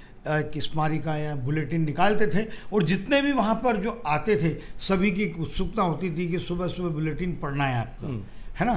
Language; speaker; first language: Hindi; native; Hindi